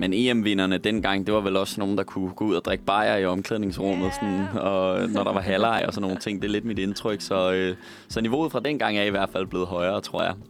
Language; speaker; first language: Danish; native; Danish